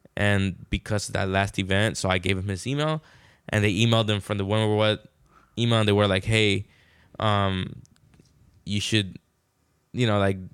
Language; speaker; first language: English; non-native, fluent; Spanish